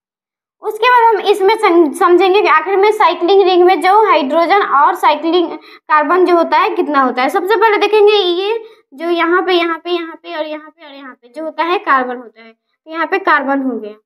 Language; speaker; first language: Hindi; native; Hindi